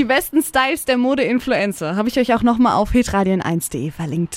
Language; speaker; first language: German; native; German